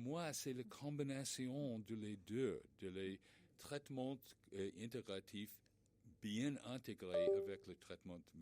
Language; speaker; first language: French; non-native, learner; English